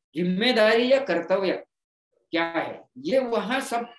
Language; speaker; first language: Hindi; non-native, local second language; Gondi